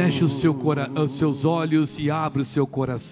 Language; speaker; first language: Portuguese; native; Portuguese